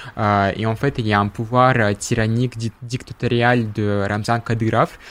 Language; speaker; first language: French; non-native, fluent; Russian